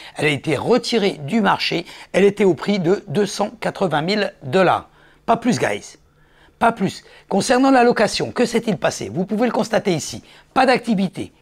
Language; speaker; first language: French; native; French